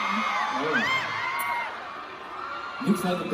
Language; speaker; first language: English; non-native, learner; Korean